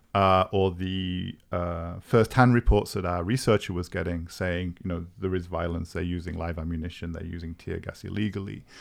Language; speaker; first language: English; native; English